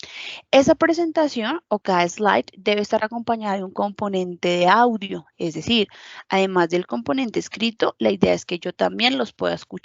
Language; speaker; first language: Spanish; native; Spanish